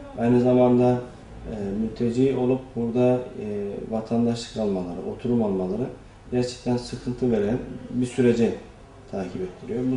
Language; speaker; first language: Turkish; native; Turkish